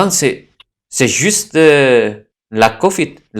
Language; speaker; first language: French; non-native, fluent; Indonesian